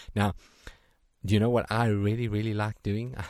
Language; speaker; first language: English; native; English